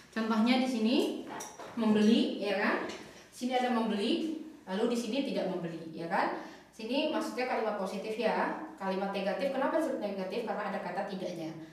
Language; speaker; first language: Indonesian; native; Indonesian